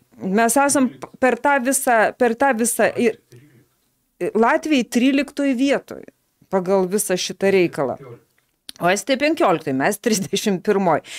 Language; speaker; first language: Lithuanian; native; Lithuanian